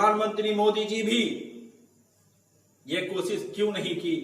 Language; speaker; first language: Hindi; native; Hindi